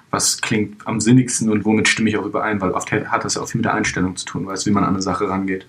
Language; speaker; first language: German; native; German